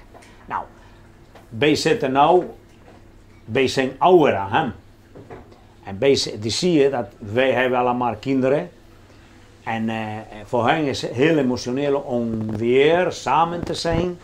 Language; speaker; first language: Dutch; non-native, learner; Spanish